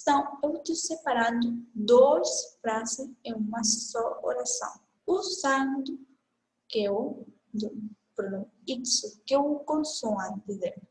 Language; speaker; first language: Portuguese; non-native, fluent; Spanish